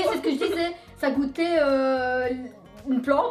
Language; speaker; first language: French; native; French